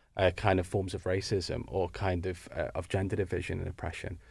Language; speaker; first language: English; native; English